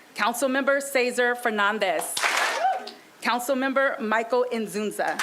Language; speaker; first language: English; non-native, fluent; Spanish